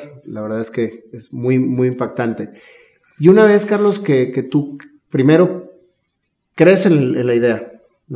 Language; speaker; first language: Spanish; native; Spanish